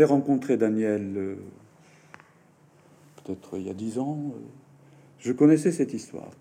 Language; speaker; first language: French; non-native, fluent; Japanese